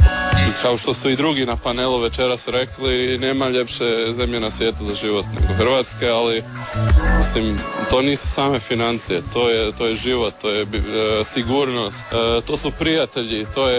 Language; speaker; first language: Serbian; early bilingual, heritage; Serbian